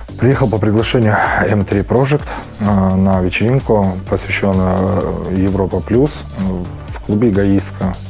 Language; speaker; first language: Russian; native; Russian